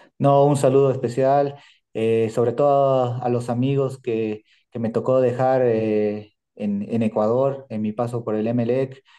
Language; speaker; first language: Spanish; native; Spanish